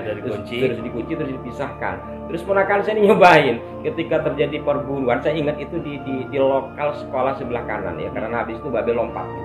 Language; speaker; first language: Indonesian; native; Indonesian